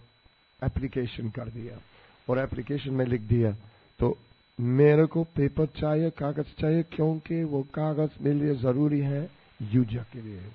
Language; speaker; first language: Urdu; non-native, learner; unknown